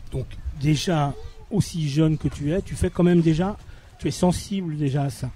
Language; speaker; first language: French; native; French